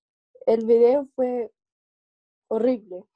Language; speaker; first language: Spanish; non-native, learner; English